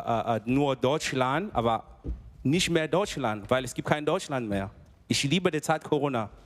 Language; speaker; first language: German; non-native, fluent; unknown